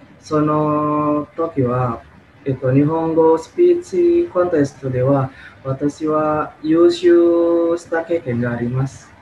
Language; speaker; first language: Japanese; non-native, learner; Indonesian